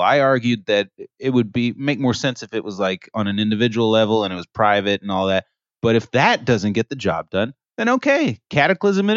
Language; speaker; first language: English; native; English